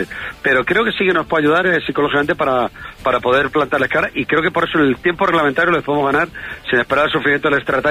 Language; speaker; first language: Spanish; native; Spanish